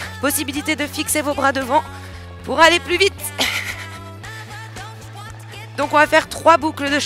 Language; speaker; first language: French; native; French